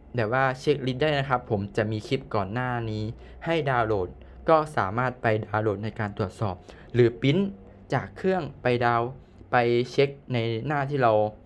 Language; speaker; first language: Thai; native; Thai